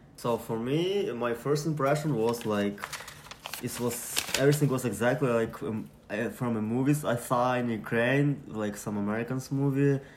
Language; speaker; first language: English; non-native, learner; Ukrainian